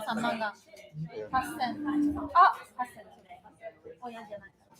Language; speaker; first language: Japanese; non-native, fluent; Chinese